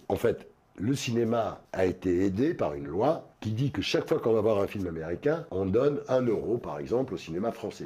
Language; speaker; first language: French; native; French